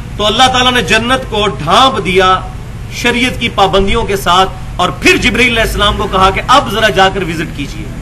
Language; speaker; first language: Urdu; non-native, local second language; Punjabi